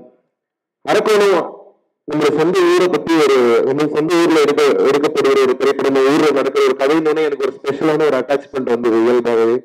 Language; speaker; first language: Tamil; native; Tamil